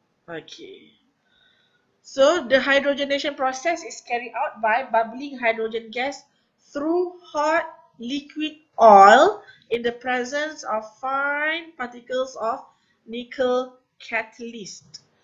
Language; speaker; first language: English; non-native, local second language; Malay